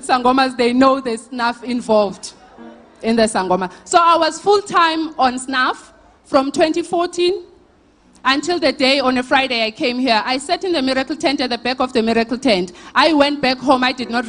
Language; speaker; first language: English; non-native, local second language; Xhosa